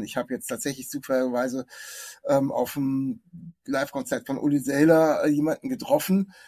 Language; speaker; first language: German; native; German